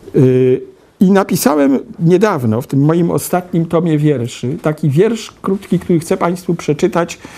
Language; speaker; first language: Polish; native; Polish